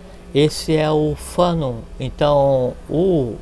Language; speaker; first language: Portuguese; native; Portuguese